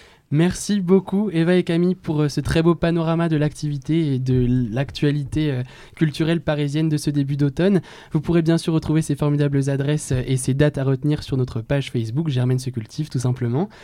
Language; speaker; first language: French; native; French